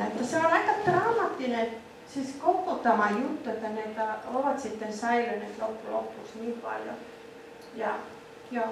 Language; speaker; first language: Finnish; non-native, fluent; Icelandic